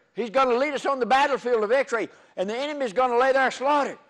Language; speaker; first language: English; native; English